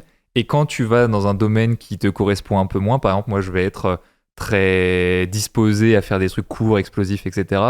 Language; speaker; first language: French; native; French